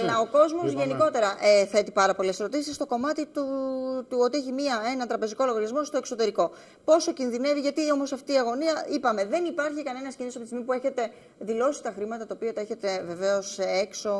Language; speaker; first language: Greek; native; Greek